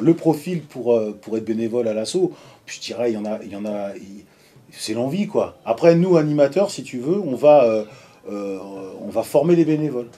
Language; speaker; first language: French; native; French